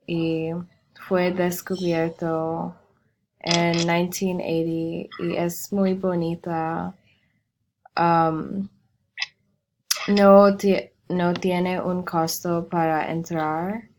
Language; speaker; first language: Spanish; non-native, learner; English